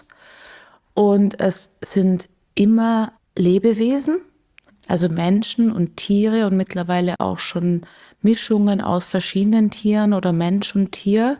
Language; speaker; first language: German; native; German